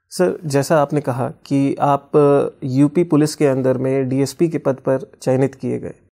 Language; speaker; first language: Hindi; native; Hindi